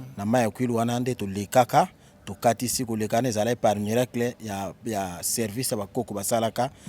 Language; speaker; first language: Lingala; non-native, local second language; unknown